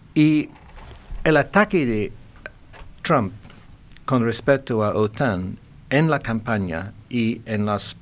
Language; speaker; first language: Spanish; non-native, fluent; English